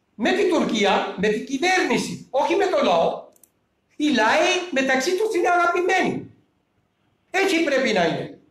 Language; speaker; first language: Greek; non-native, fluent; Urdu